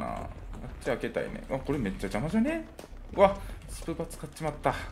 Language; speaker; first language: Japanese; native; Japanese